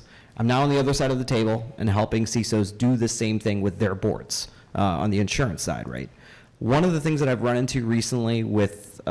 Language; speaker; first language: English; native; English